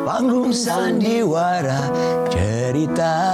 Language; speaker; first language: Indonesian; native; Indonesian